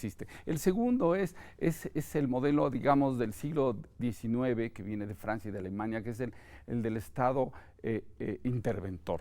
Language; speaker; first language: Spanish; native; Spanish